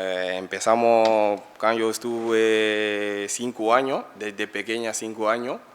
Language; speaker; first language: Spanish; non-native, learner; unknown